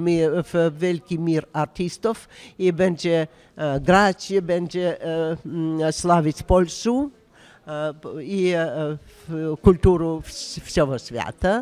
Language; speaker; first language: Polish; non-native, learner; Russian